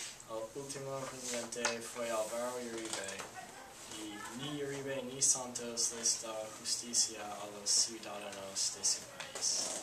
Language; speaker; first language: Spanish; non-native, learner; English